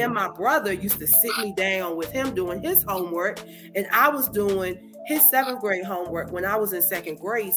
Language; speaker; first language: English; native; English